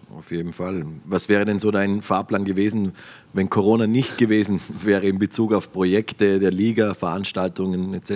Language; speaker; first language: German; native; German